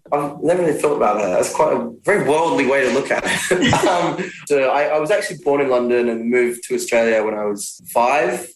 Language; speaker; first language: English; native; English